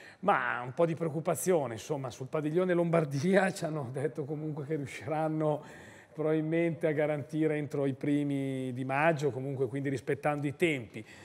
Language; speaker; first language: Italian; native; Italian